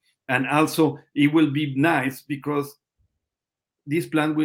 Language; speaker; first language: English; non-native, learner; Spanish